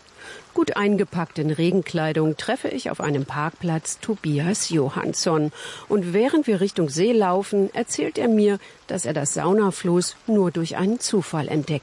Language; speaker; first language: German; native; German